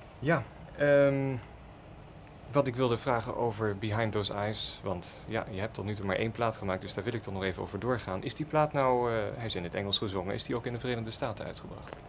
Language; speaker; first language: Dutch; native; Dutch